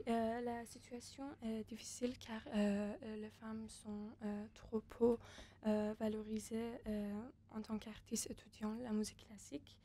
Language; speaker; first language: French; non-native, fluent; Persian